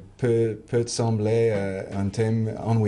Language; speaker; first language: French; non-native, fluent; English